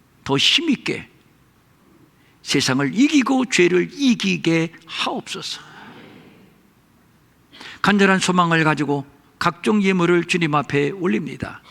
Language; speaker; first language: Korean; native; Korean